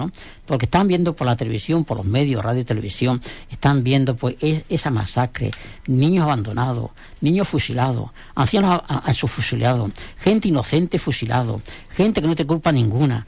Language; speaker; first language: Spanish; native; Spanish